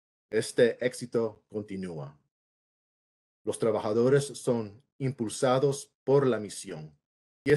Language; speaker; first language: Spanish; early bilingual, heritage; English